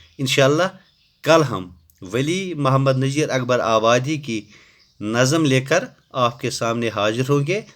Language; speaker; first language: Urdu; native; Urdu